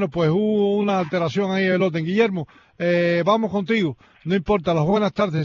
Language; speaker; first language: Spanish; native; Spanish